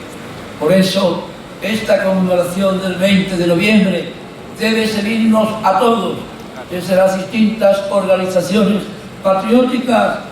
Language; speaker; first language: Spanish; native; Spanish